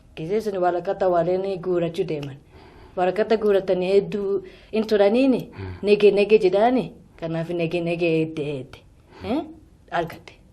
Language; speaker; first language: Oromo; non-native, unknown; Japanese